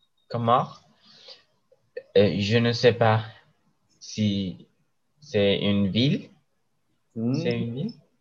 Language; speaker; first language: French; non-native, learner; Spanish